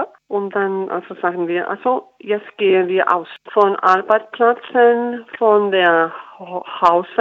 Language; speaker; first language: German; non-native, fluent; Icelandic